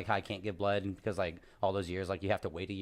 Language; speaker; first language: English; native; English